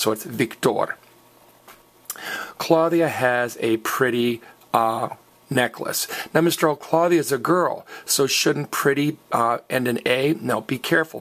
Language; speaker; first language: English; native; English